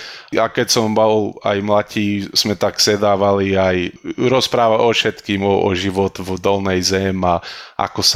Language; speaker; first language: Slovak; early bilingual, heritage; Slovak